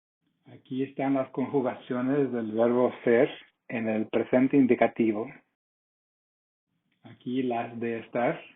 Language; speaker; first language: Spanish; non-native, fluent; English